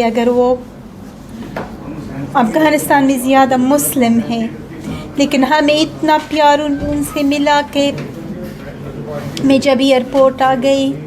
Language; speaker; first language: Hindi; non-native, learner; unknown